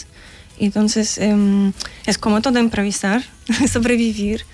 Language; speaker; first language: Spanish; non-native, learner; Ukrainian